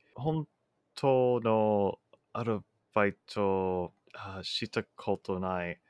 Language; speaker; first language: Japanese; non-native, learner; English